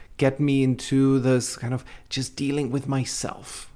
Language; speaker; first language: English; non-native, fluent; Czech